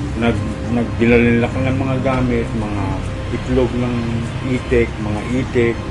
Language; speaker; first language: Filipino; native; Filipino